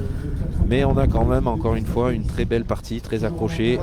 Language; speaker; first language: French; native; French